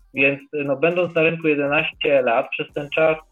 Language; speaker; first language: Polish; native; Polish